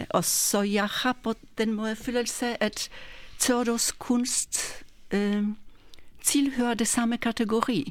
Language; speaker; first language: Danish; non-native, fluent; Polish